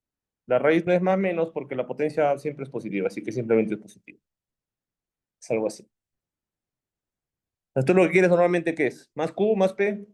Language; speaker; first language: Spanish; native; Spanish